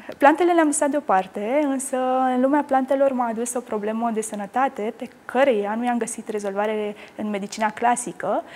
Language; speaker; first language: Romanian; native; Romanian